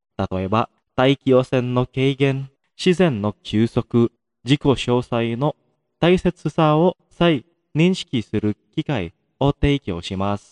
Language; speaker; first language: Japanese; non-native, fluent; Indonesian